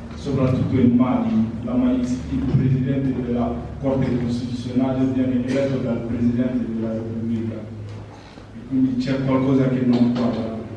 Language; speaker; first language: Italian; non-native, fluent; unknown